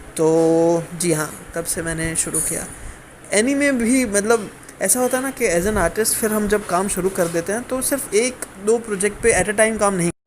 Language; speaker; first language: Hindi; non-native, local second language; Gujarati